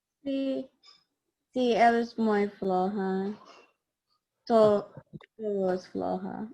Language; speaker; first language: Spanish; non-native, learner; English